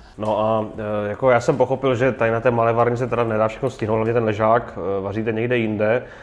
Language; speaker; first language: Czech; native; Czech